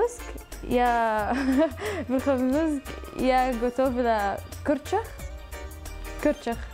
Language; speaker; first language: Russian; non-native, learner; Arabic